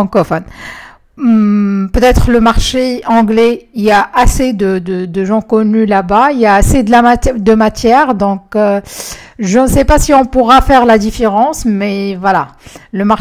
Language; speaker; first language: French; non-native, local second language; Arabic